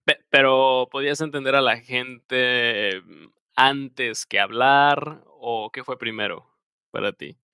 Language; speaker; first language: Spanish; native; Spanish